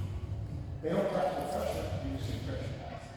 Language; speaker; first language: English; native; English